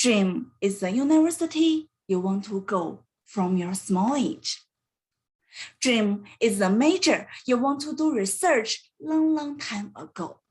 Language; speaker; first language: English; non-native, learner; Chinese